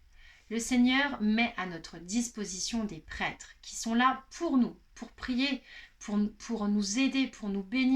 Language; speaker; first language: French; native; French